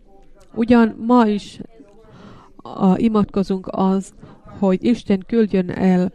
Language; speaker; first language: Hungarian; non-native, learner; Finnish